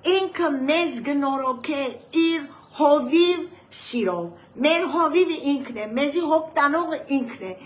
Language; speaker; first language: Armenian; native; Armenian